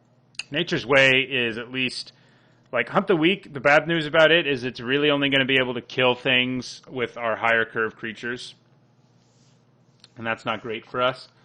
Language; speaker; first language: English; native; English